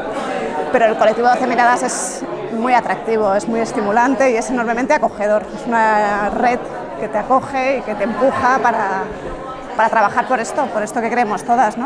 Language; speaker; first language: Spanish; native; Spanish